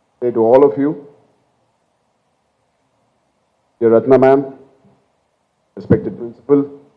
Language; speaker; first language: English; non-native, local second language; Telugu